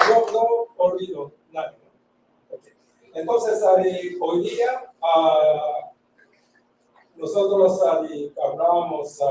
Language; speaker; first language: Spanish; non-native, learner; Japanese